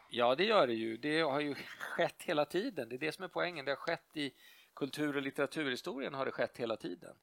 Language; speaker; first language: Swedish; native; Swedish